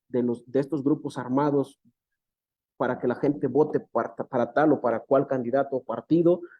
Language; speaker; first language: Spanish; native; Spanish